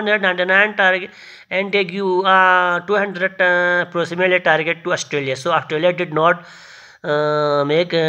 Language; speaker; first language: English; non-native, learner; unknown